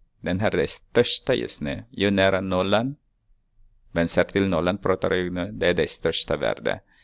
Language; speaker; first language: Swedish; non-native, fluent; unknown